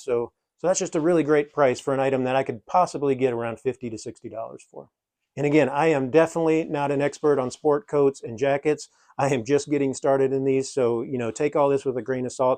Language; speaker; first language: English; native; English